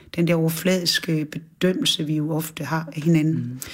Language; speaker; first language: Danish; native; Danish